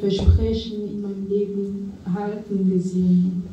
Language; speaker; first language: German; non-native, fluent; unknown